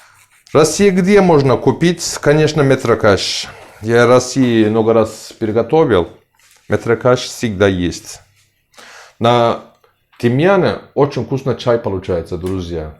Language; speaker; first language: Russian; non-native, learner; Turkish